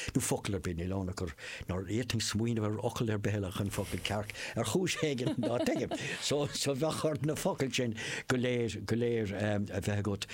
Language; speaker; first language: Irish; non-native, local second language; English